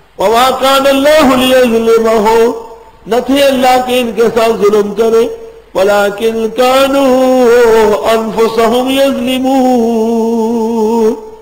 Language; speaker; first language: Urdu; non-native, local second language; Pashto